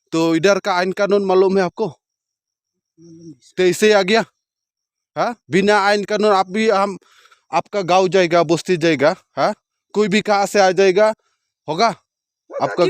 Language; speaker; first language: Hindi; non-native, local second language; Khasi